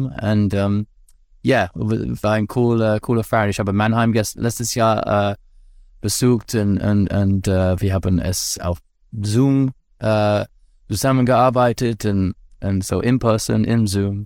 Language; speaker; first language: German; non-native, learner; English